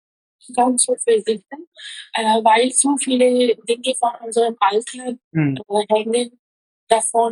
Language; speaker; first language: German; non-native, learner; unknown